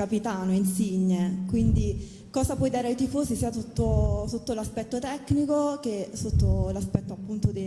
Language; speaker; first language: Italian; native; Italian